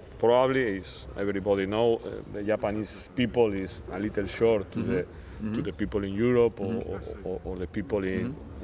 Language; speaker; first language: English; non-native, learner; Spanish